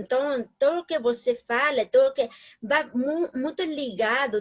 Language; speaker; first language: Portuguese; non-native, learner; Spanish